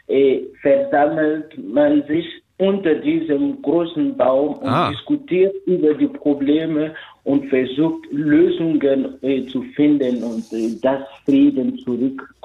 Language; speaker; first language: German; non-native, fluent; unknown